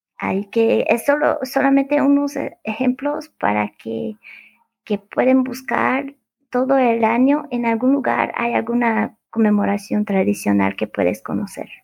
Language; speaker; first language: Spanish; non-native, fluent; Portuguese